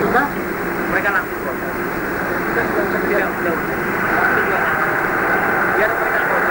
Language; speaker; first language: Indonesian; non-native, learner; Korean